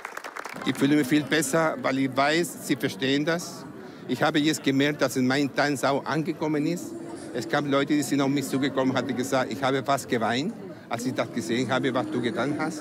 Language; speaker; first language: German; non-native, fluent; Spanish